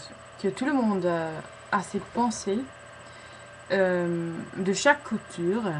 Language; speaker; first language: French; non-native, fluent; English